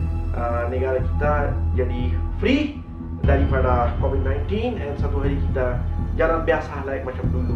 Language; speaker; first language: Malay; non-native, learner; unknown